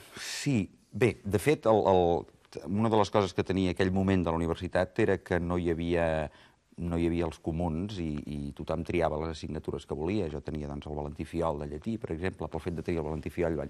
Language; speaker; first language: Catalan; native; Catalan